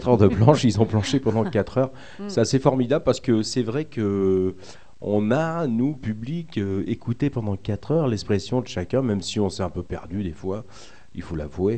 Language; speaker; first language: French; native; French